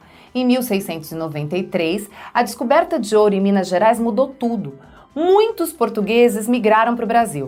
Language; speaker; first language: Portuguese; native; Portuguese